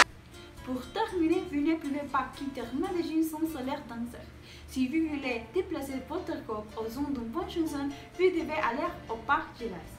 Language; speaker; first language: French; non-native, learner; Spanish